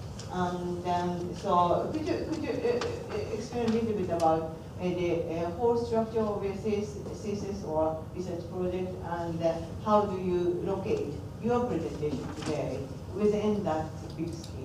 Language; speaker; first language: English; non-native, fluent; Japanese